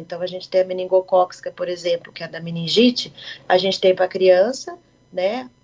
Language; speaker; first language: Portuguese; native; Portuguese